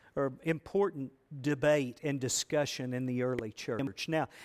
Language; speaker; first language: English; native; English